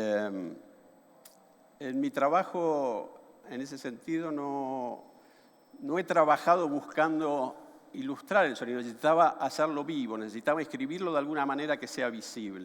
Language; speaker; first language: Spanish; native; Spanish